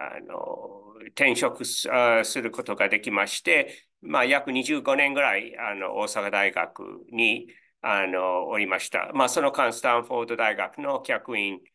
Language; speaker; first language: Japanese; non-native, fluent; English